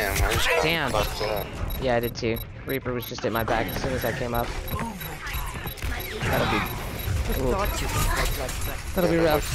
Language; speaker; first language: English; native; English